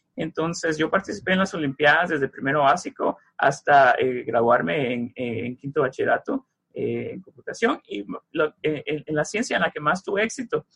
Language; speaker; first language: Spanish; native; Spanish